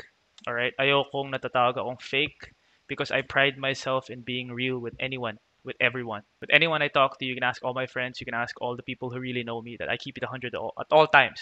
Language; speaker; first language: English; non-native, local second language; Filipino